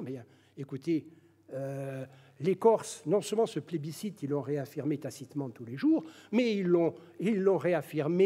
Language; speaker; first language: French; native; French